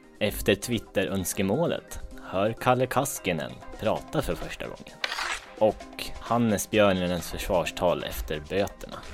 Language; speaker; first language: Swedish; native; Swedish